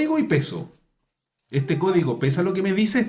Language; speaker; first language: Spanish; native; Spanish